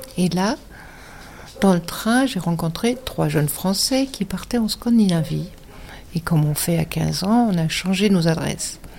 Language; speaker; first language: French; non-native, fluent; German